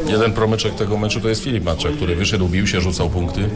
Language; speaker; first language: Polish; native; Polish